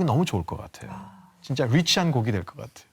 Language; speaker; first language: Korean; native; Korean